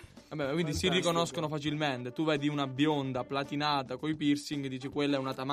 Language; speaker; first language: Italian; native; Italian